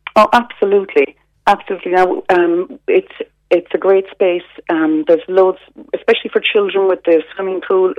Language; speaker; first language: English; native; English